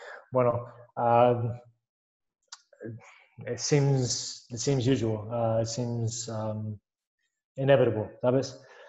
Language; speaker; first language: English; native; English